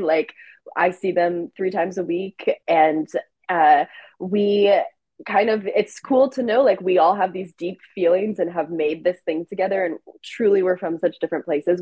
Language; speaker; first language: English; native; English